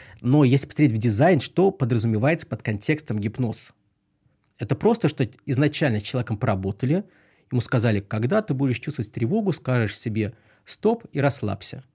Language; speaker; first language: Russian; native; Russian